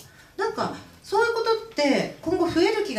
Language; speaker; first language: Japanese; native; Japanese